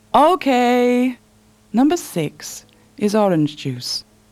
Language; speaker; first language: English; native; English